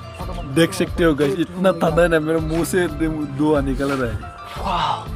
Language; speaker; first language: Hindi; non-native, local second language; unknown